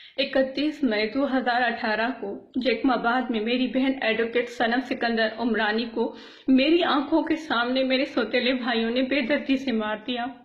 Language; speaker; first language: Urdu; non-native, local second language; Baluchi